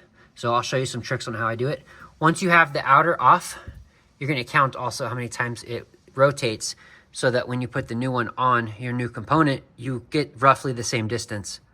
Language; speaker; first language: English; native; English